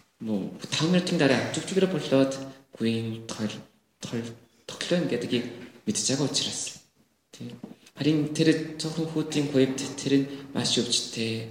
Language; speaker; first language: Mongolian; non-native, fluent; Korean